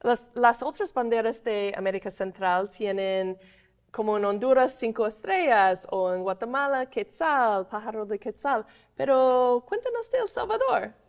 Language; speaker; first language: Spanish; non-native, fluent; English